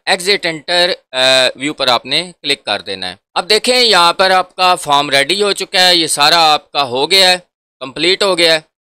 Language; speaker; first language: Urdu; non-native, local second language; Punjabi